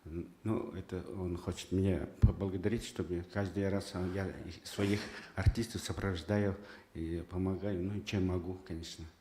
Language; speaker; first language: Russian; non-native, fluent; Mongolian